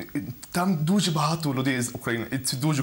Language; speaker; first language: Ukrainian; non-native, learner; Arabic